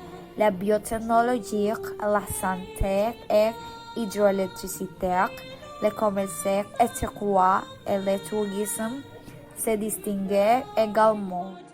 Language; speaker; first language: French; non-native, learner; Spanish